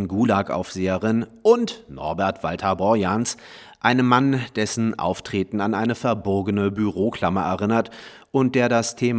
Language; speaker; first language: German; native; German